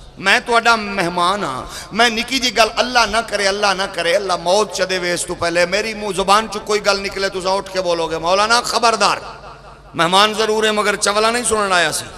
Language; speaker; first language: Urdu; non-native, local second language; Punjabi